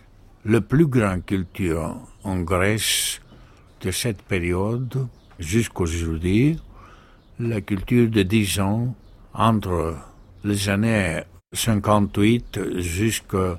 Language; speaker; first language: French; non-native, learner; Greek